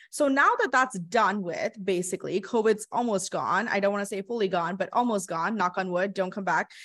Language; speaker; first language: English; early bilingual, other home language; Hindi